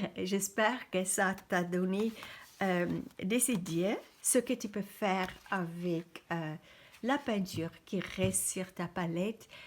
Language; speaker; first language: French; non-native, fluent; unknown